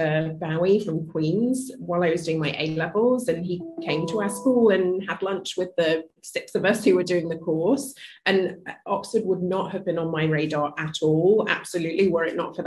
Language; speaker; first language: English; native; English